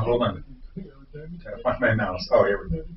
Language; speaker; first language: English; native; English